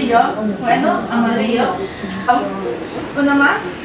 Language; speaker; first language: Spanish; non-native, learner; Chinese